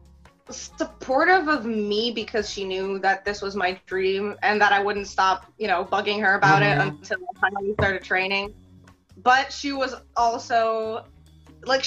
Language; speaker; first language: English; early bilingual, other home language; Russian